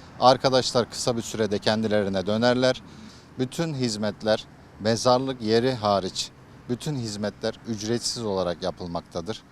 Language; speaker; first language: Turkish; native; Turkish